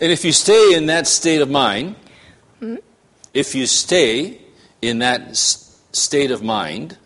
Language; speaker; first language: English; native; English